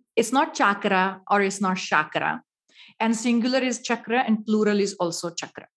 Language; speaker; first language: English; non-native, local second language; Marathi